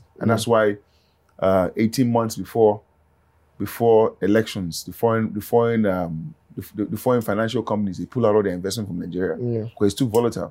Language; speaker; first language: English; non-native, local second language; Yoruba